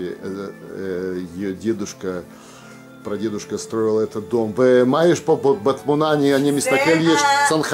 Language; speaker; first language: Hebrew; non-native, learner; Russian